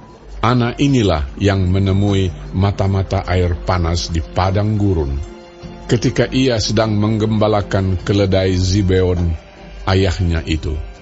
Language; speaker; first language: Indonesian; native; Indonesian